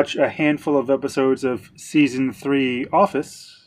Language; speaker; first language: English; native; English